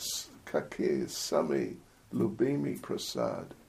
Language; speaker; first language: Russian; non-native, fluent; English